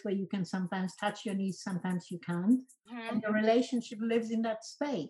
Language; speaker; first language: English; non-native, fluent; Polish